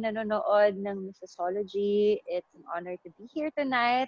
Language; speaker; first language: English; non-native, local second language; Hiligaynon